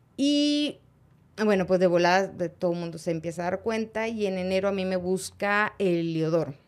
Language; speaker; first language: Spanish; native; Spanish